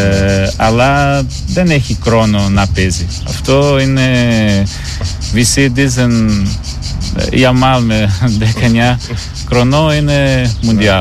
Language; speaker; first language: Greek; non-native, learner; Portuguese